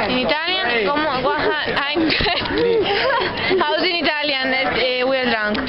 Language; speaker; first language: English; non-native, learner; Italian